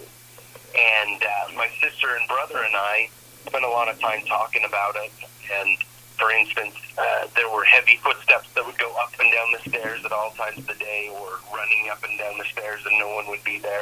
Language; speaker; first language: English; native; English